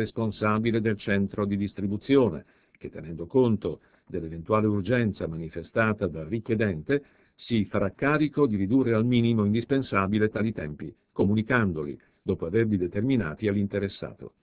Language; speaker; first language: Italian; native; Italian